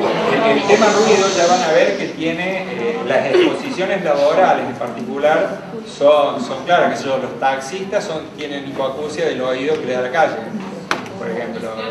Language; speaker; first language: Spanish; native; Spanish